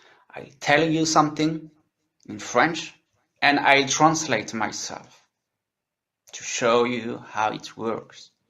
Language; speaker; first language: English; non-native, learner; French